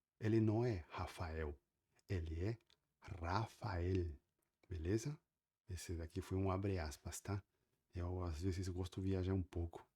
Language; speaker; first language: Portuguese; non-native, fluent; Spanish